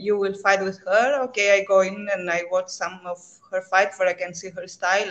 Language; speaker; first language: English; non-native, learner; Greek